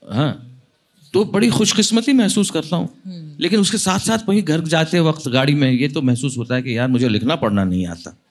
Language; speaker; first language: Hindi; non-native, local second language; Marathi